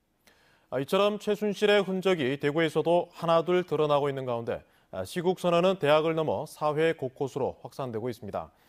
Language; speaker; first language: Korean; native; Korean